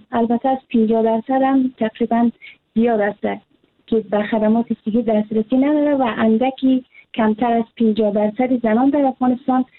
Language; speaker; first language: Persian; native; Persian